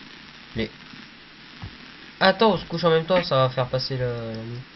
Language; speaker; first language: French; native; French